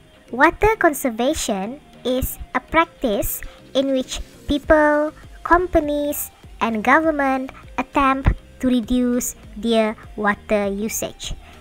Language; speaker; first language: English; non-native, local second language; Malay